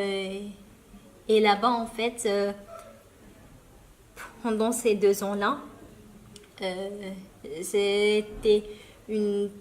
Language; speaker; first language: French; early bilingual, other home language; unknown